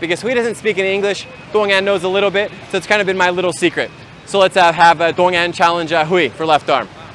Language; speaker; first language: English; native; English